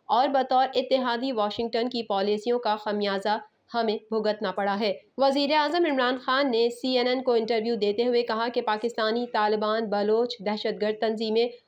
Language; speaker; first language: Urdu; native; Urdu